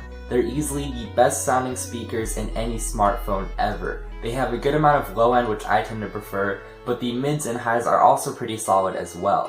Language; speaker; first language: English; native; English